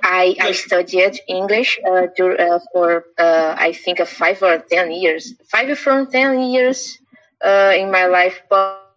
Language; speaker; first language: English; non-native, learner; Portuguese